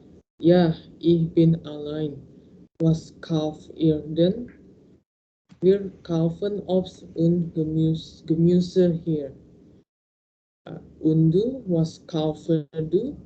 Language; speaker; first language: German; non-native, learner; Indonesian